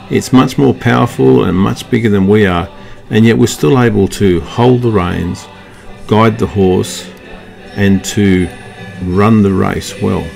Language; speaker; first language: English; native; English